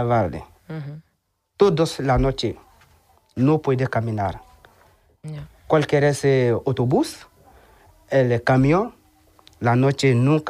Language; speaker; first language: Spanish; non-native, learner; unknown